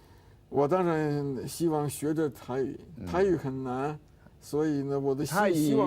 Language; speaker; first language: Chinese; non-native, fluent; Russian